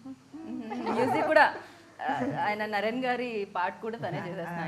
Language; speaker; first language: Telugu; native; Telugu